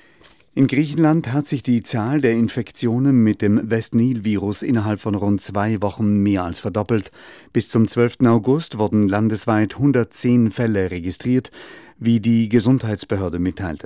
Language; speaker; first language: German; native; German